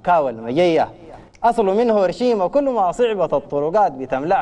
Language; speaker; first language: Arabic; native; Arabic